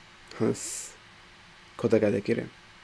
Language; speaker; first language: Japanese; non-native, fluent; English